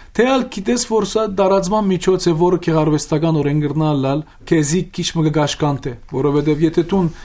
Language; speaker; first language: Armenian; early bilingual, heritage; Armenian